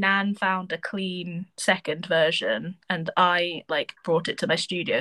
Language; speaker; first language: English; native; English